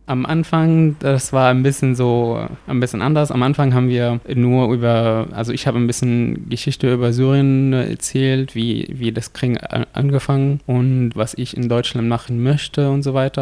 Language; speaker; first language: German; non-native, fluent; Arabic